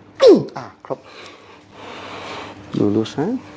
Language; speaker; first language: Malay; non-native, local second language; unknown